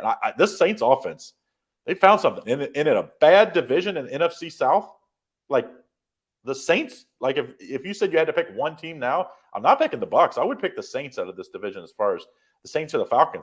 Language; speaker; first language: English; native; English